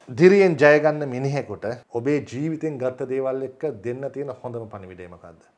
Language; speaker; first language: Sinhala; native; Sinhala